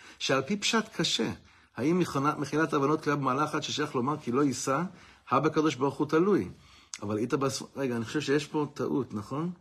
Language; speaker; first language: Hebrew; non-native, fluent; English